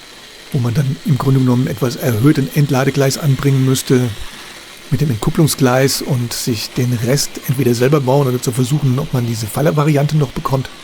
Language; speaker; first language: German; native; German